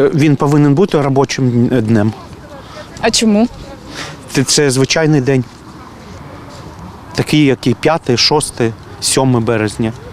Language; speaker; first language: Ukrainian; non-native, local second language; Russian